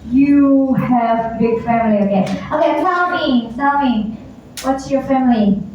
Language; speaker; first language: English; non-native, learner; Indonesian